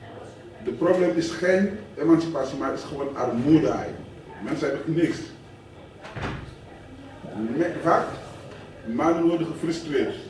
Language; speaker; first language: Dutch; non-native, fluent; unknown